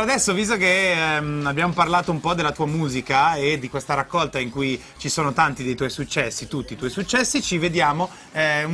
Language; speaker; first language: Italian; native; Italian